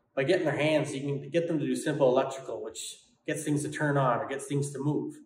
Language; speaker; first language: English; native; English